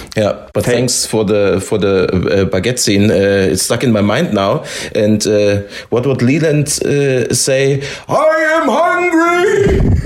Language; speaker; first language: English; non-native, fluent; German